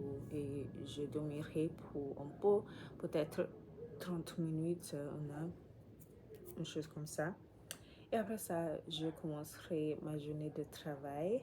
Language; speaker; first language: French; non-native, learner; English